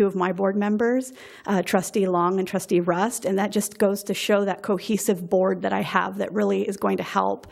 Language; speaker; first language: English; native; English